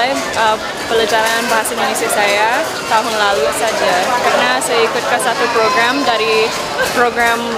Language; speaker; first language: Indonesian; non-native, learner; English